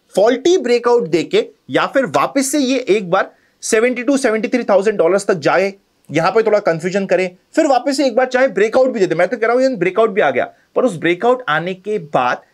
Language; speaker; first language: Hindi; native; Hindi